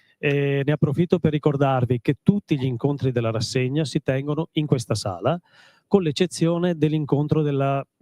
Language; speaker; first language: Italian; native; Italian